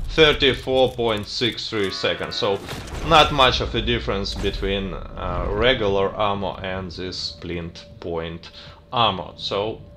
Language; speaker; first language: English; non-native, fluent; Russian